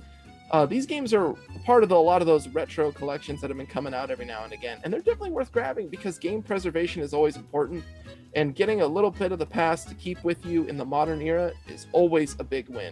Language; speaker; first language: English; native; English